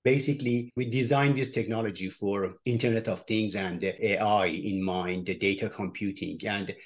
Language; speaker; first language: English; non-native, fluent; Persian